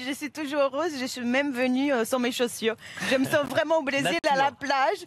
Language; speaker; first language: French; non-native, fluent; Portuguese